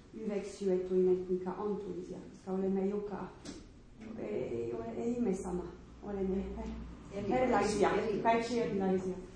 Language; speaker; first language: Finnish; non-native, learner; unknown